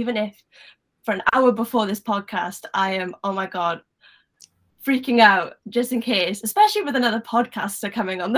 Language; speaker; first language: English; native; English